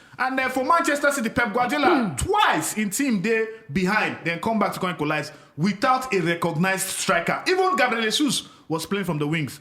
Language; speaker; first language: Nigerian Pidgin; native; Nigerian Pidgin